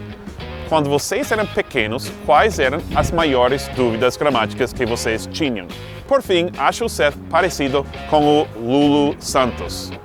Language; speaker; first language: Portuguese; non-native, fluent; English